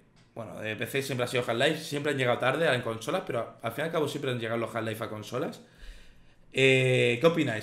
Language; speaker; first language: Spanish; native; Spanish